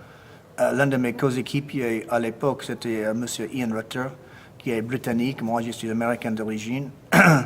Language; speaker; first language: French; non-native, fluent; English